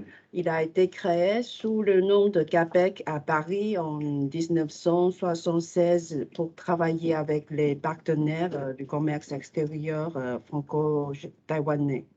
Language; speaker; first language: French; non-native, fluent; Chinese